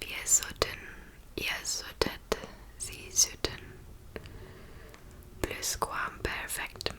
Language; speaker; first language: German; non-native, learner; English